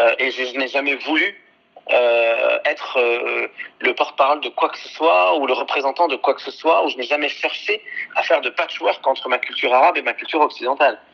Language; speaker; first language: French; early bilingual, other home language; Arabic